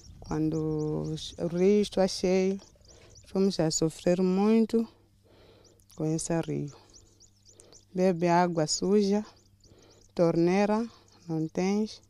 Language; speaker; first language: Portuguese; non-native, local second language; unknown